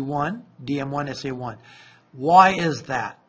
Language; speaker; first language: English; non-native, fluent; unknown